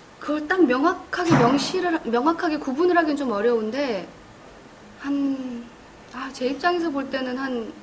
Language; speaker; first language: Korean; native; Korean